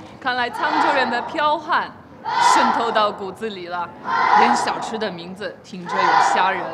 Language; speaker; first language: Chinese; non-native, fluent; Polish